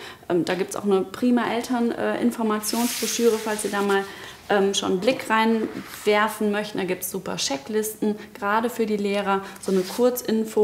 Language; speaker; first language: German; native; German